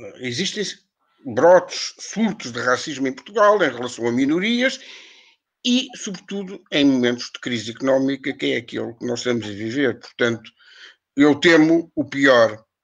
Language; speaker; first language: Portuguese; native; Portuguese